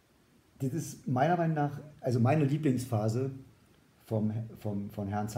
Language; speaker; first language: German; native; German